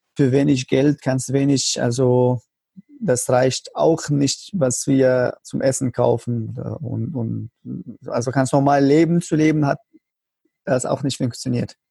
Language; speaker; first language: German; non-native, learner; Arabic